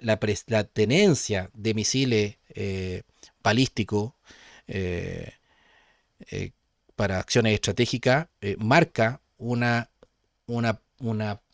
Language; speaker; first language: Spanish; native; Spanish